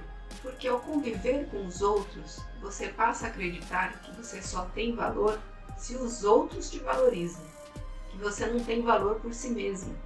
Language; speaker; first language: Portuguese; native; Portuguese